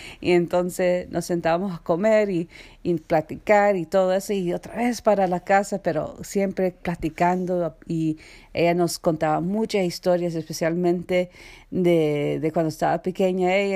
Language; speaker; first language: Spanish; early bilingual, heritage; Spanish